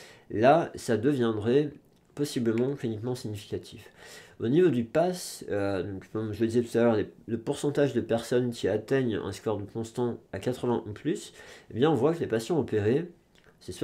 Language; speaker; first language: French; native; French